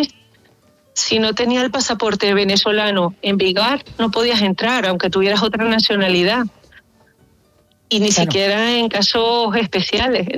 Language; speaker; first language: Spanish; native; Spanish